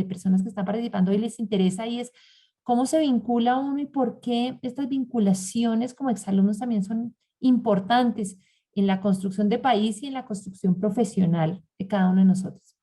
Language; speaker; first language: Spanish; native; Spanish